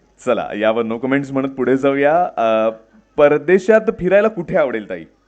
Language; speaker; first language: Marathi; native; Marathi